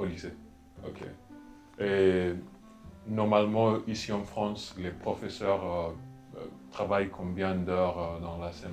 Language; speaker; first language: French; non-native, fluent; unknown